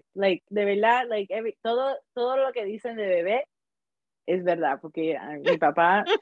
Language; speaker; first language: Spanish; early bilingual, heritage; Spanish